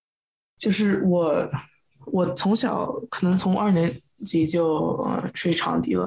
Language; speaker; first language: Chinese; early bilingual, heritage; Chinese